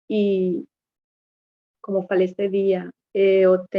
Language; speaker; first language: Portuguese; non-native, learner; Spanish